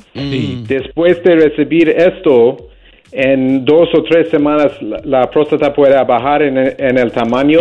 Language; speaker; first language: Spanish; non-native, learner; English